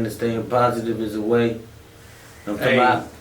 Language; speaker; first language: English; native; English